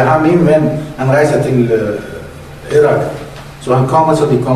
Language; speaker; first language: Danish; non-native, learner; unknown